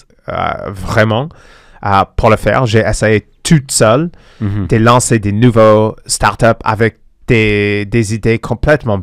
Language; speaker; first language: French; non-native, fluent; English